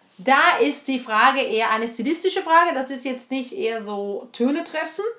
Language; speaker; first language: German; non-native, fluent; Italian